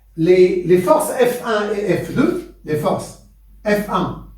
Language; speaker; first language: French; non-native, local second language; Arabic